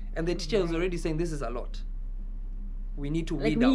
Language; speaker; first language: English; non-native, local second language; Kikuyu